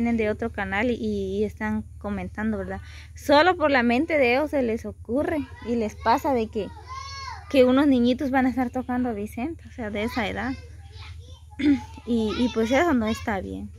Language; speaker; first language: Spanish; native; Spanish